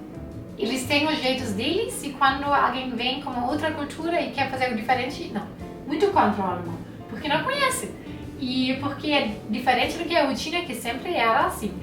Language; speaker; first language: Portuguese; non-native, fluent; German